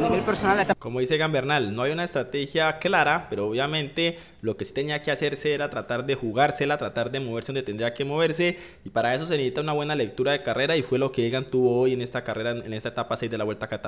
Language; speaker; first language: Spanish; native; Spanish